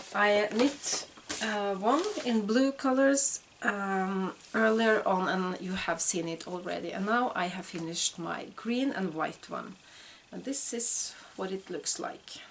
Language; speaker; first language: English; non-native, fluent; Norwegian